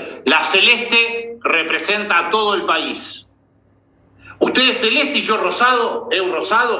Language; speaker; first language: Spanish; native; Spanish